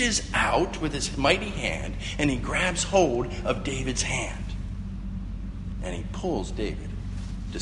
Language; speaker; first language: English; native; English